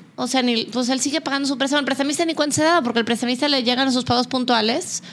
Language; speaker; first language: Spanish; native; Spanish